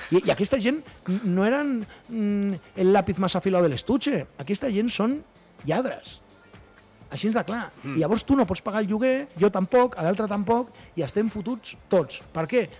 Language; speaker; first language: Catalan; non-native, local second language; Spanish